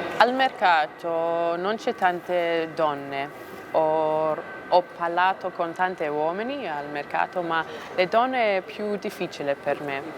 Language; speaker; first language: Italian; non-native, learner; English